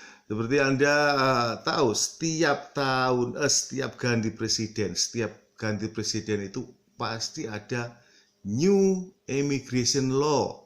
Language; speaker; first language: Indonesian; early bilingual, heritage; Indonesian